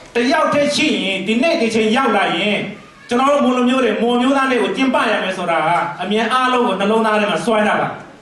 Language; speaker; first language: Burmese; non-native, local second language; Mon